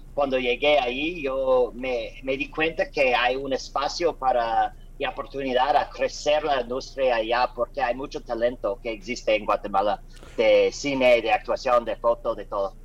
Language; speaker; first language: Spanish; non-native, learner; English